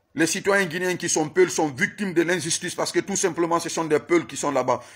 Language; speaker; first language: French; non-native, local second language; Susu